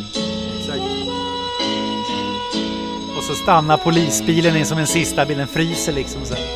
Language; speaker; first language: Swedish; native; Swedish